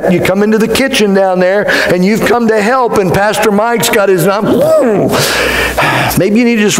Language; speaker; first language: English; native; English